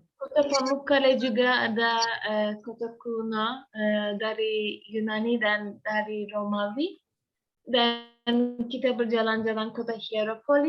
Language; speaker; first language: Indonesian; non-native, learner; Turkish